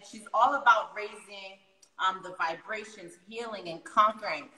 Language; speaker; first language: English; native; English